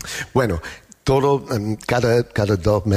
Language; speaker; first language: Spanish; non-native, learner; English